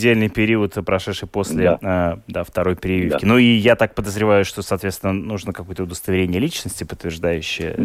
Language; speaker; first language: Russian; native; Russian